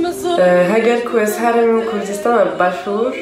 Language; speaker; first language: Kurdish; non-native, fluent; French